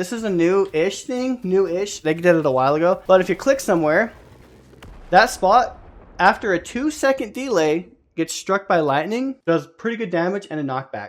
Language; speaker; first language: English; native; English